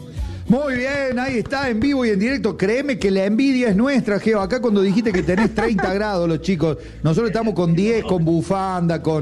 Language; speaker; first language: Spanish; native; Spanish